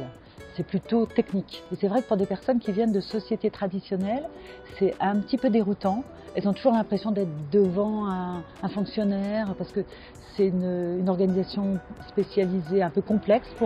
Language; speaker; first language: French; native; French